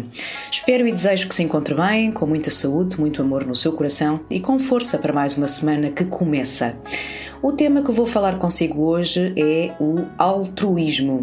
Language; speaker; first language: Portuguese; native; Portuguese